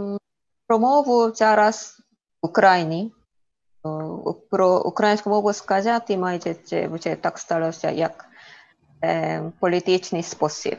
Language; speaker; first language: Ukrainian; non-native, learner; Korean